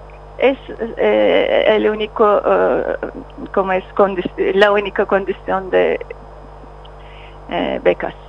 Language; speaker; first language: Spanish; non-native, fluent; Turkish